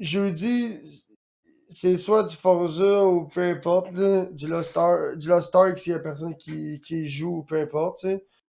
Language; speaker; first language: French; native; French